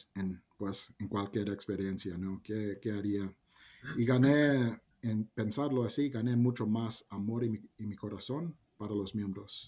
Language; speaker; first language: Spanish; early bilingual, heritage; Spanish